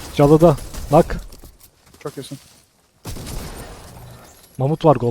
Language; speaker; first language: Turkish; native; Turkish